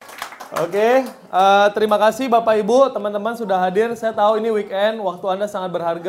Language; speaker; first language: Indonesian; native; Indonesian